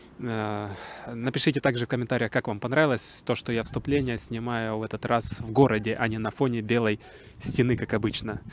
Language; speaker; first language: Russian; native; Russian